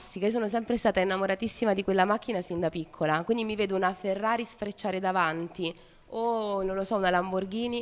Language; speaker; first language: Italian; native; Italian